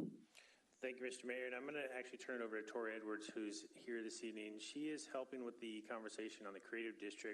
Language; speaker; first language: English; native; English